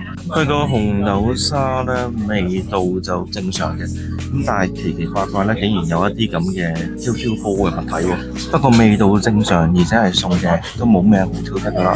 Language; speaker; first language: Cantonese; native; Cantonese